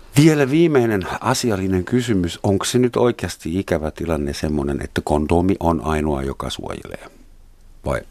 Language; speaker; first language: Finnish; non-native, fluent; Russian